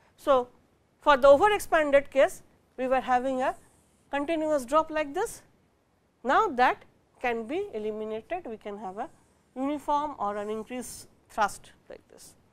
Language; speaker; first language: English; non-native, local second language; Bangla